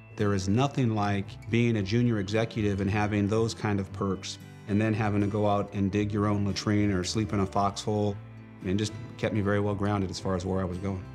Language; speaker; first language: English; native; English